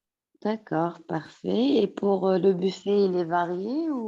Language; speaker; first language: French; non-native, fluent; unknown